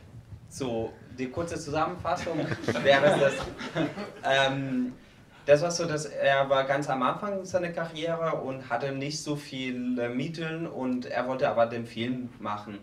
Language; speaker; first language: German; non-native, learner; Spanish